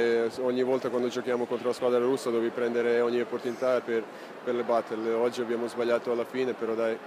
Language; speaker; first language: Italian; non-native, fluent; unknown